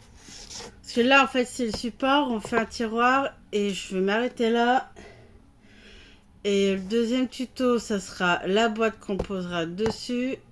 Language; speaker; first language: French; native; French